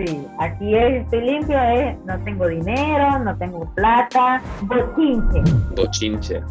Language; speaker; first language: Spanish; native; Spanish